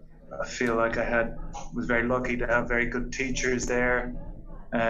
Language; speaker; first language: English; native; English